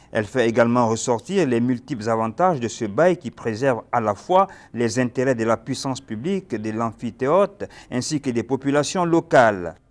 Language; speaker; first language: French; non-native, local second language; Arabic